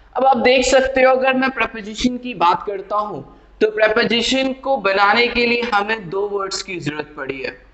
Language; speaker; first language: Hindi; native; Hindi